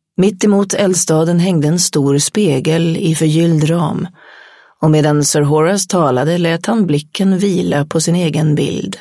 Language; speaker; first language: Swedish; native; Swedish